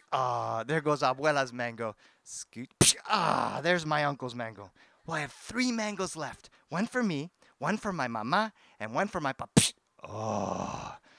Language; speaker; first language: English; native; English